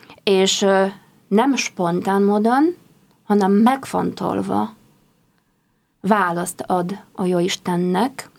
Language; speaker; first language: Hungarian; non-native, fluent; Polish